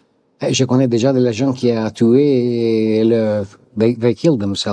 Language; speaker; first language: French; non-native, learner; Italian